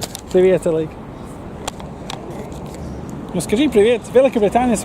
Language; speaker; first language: Russian; non-native, fluent; English